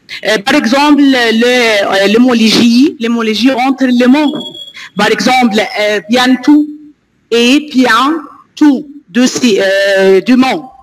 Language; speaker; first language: French; non-native, fluent; Arabic